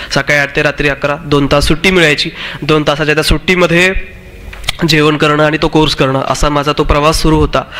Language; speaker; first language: Marathi; non-native, local second language; Urdu